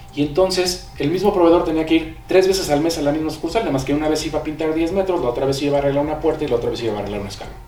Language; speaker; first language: Spanish; native; Spanish